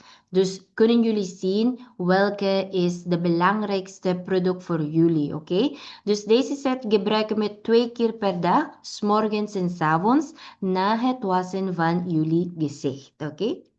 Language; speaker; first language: Dutch; non-native, learner; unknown